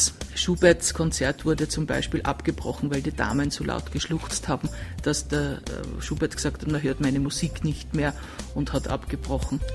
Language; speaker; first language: German; native; German